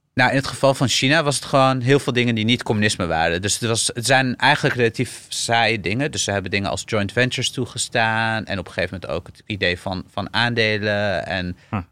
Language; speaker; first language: Dutch; early bilingual, other home language; Arabic